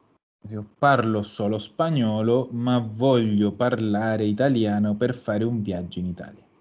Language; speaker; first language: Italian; non-native, fluent; Spanish